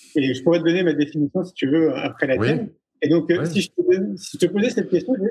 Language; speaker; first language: French; native; French